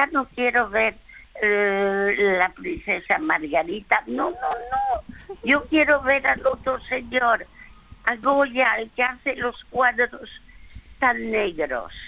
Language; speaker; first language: Spanish; early bilingual, other home language; French